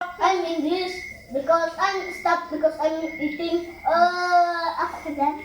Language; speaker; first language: English; non-native, learner; Cebuano